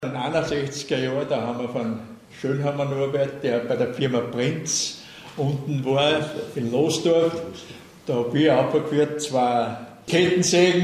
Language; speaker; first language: German; native; German